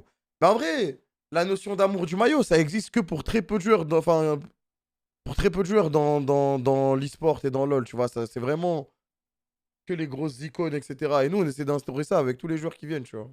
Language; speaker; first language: French; native; French